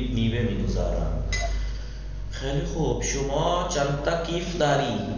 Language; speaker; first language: Persian; non-native, fluent; Urdu